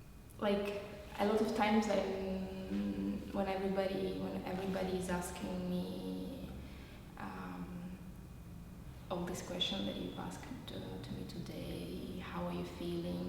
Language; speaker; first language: English; non-native, fluent; Russian